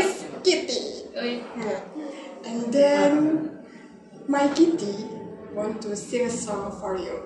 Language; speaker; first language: English; non-native, learner; Indonesian